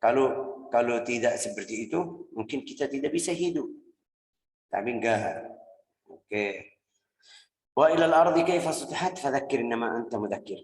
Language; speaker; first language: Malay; non-native, fluent; Arabic